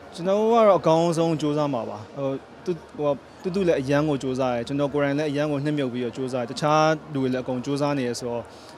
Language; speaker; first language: Burmese; native; Burmese